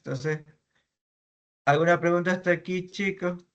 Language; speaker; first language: Spanish; native; Spanish